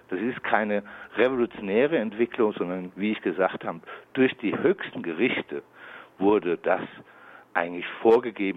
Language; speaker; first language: German; native; German